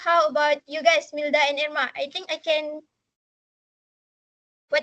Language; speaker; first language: English; non-native, learner; Malay